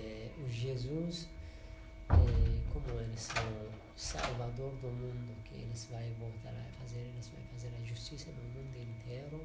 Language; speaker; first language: Portuguese; non-native, learner; Persian